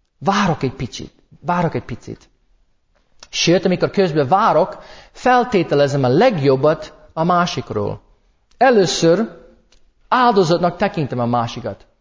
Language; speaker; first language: Hungarian; non-native, fluent; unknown